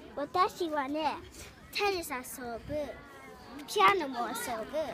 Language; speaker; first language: Japanese; early bilingual, heritage; Japanese